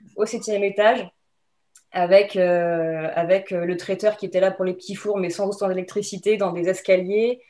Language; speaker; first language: French; native; French